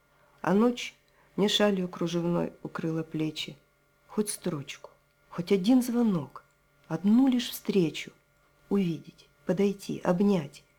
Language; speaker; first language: Russian; native; Russian